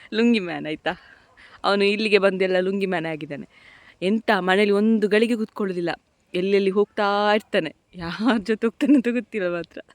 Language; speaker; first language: Kannada; non-native, local second language; Tulu